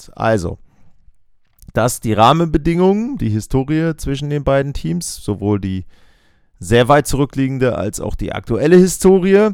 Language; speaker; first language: German; native; German